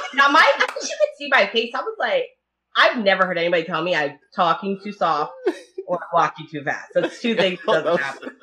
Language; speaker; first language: English; early bilingual, other home language; Italian